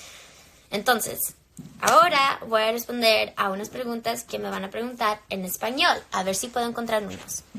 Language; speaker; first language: Spanish; early bilingual, heritage; English